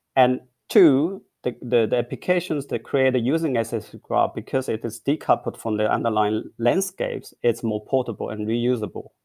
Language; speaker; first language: English; non-native, fluent; Chinese